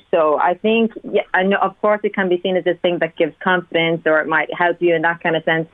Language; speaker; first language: English; native; English